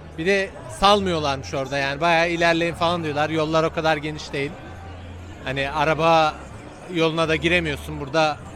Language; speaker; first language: Turkish; native; Turkish